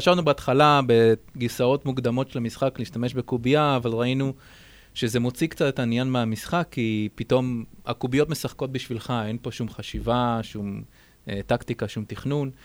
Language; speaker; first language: Hebrew; native; Hebrew